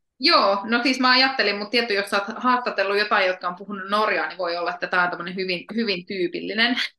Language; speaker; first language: Finnish; native; Finnish